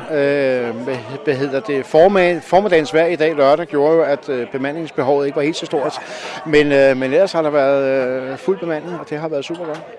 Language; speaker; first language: Danish; native; Danish